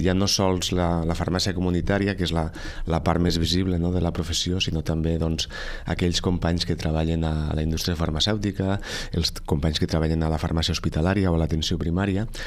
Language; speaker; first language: Catalan; native; Catalan